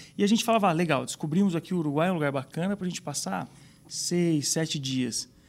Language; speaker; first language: Portuguese; native; Portuguese